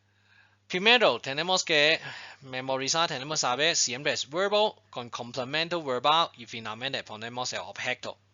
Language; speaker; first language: Spanish; non-native, fluent; Chinese